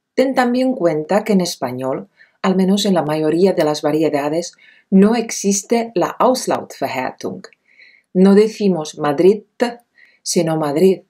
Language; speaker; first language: Spanish; non-native, fluent; Czech